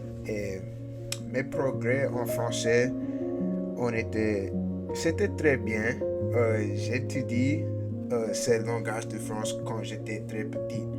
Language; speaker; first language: French; non-native, learner; English